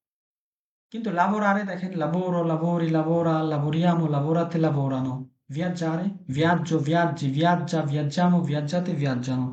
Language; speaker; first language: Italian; non-native, fluent; Bangla